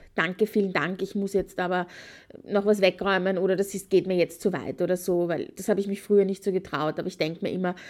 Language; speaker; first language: German; native; German